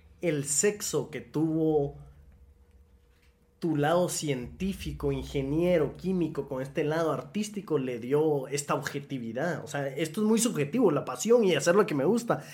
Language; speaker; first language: Spanish; native; Spanish